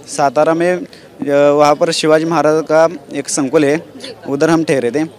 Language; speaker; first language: Hindi; non-native, local second language; Marathi